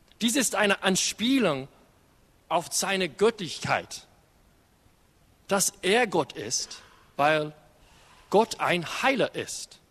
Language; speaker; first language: German; non-native, learner; English